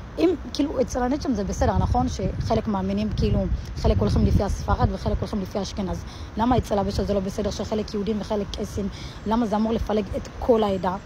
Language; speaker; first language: Hebrew; early bilingual, other home language; Amharic